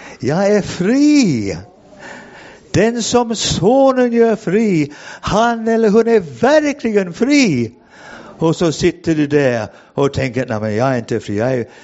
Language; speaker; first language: Swedish; non-native, fluent; English